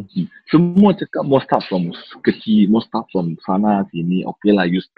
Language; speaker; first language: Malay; non-native, local second language; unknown